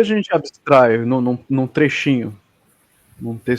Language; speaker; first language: Portuguese; native; Portuguese